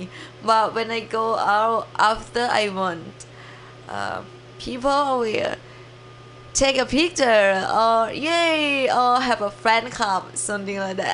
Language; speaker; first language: English; non-native, learner; Thai